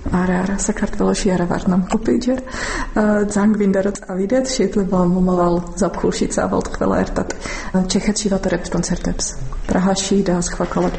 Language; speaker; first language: Georgian; non-native, fluent; Czech